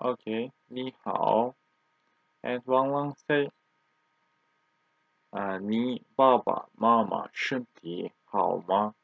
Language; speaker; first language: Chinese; non-native, learner; Turkish